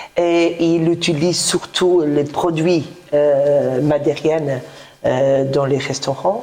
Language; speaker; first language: French; non-native, fluent; Portuguese